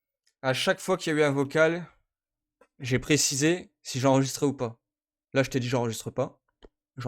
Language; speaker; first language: French; native; French